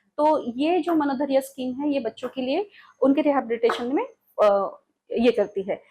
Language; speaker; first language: Hindi; non-native, local second language; Marathi